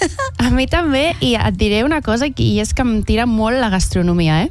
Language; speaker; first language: Catalan; native; Catalan